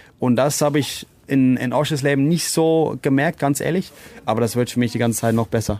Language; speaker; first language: German; non-native, fluent; Afrikaans